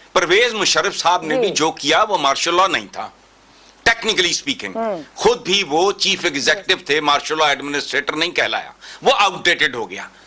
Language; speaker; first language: Urdu; non-native, local second language; Punjabi